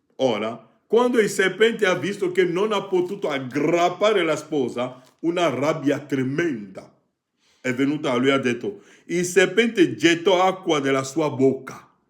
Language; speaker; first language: Italian; non-native, fluent; French